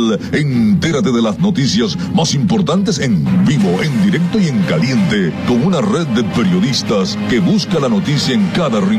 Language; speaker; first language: Spanish; native; Spanish